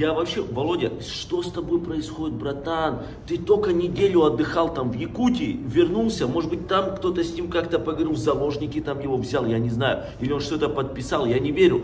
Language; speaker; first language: Russian; native; Russian